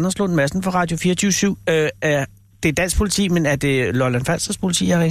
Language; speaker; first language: Danish; native; Danish